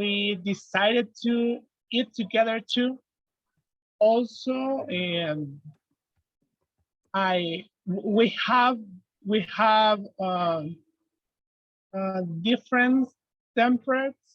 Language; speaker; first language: English; non-native, learner; Spanish